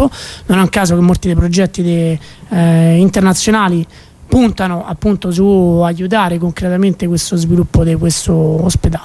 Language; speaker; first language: Italian; native; Italian